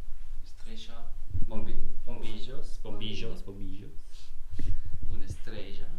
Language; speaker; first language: Spanish; non-native, learner; German